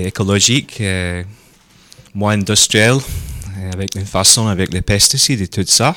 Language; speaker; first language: French; non-native, learner; English